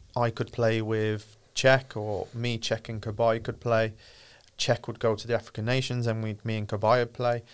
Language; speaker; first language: English; native; English